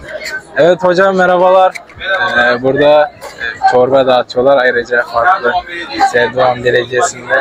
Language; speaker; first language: Turkish; non-native, fluent; Kyrgyz